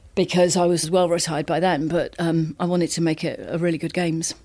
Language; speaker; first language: English; native; English